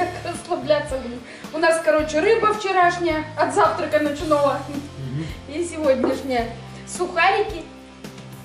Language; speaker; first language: Russian; native; Russian